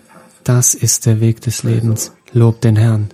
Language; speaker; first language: German; non-native, fluent; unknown